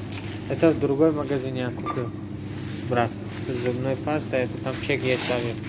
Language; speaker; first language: Russian; non-native, learner; Tajik